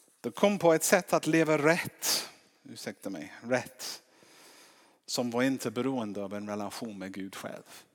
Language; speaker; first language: Swedish; non-native, fluent; English